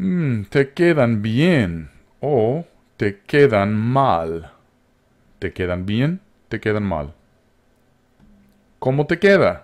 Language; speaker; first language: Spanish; non-native, fluent; English